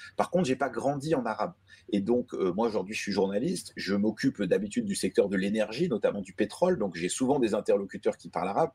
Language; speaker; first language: French; early bilingual, other home language; Arabic